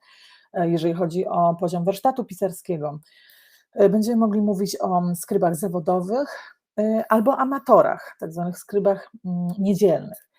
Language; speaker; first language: Polish; native; Polish